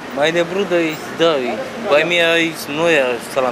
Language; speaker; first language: German; non-native, learner; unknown